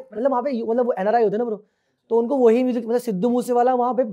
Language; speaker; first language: Hindi; native; Hindi